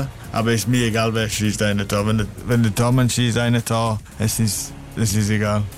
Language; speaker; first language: German; non-native, learner; English